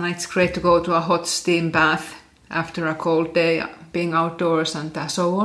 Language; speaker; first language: English; non-native, fluent; Finnish